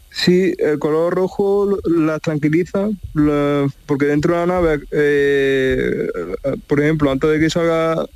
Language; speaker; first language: Spanish; native; Spanish